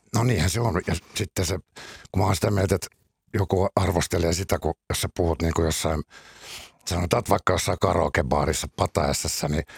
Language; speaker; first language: Finnish; native; Finnish